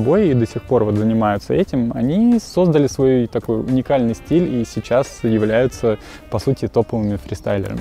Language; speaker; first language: Russian; native; Russian